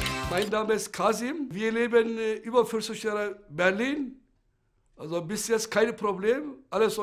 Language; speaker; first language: German; non-native, learner; Turkish